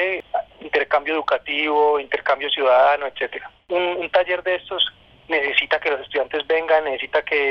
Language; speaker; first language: Spanish; native; Spanish